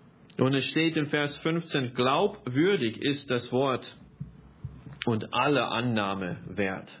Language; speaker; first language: German; non-native, fluent; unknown